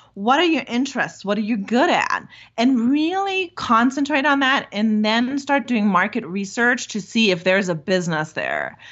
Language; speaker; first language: English; non-native, fluent; German